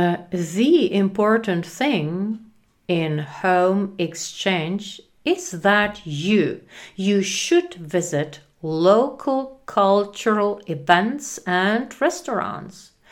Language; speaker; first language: English; non-native, fluent; Czech